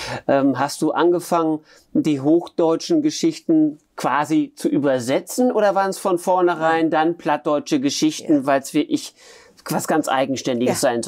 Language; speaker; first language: German; native; German